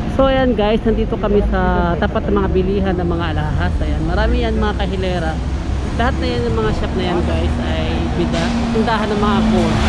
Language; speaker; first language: Filipino; non-native, local second language; Cebuano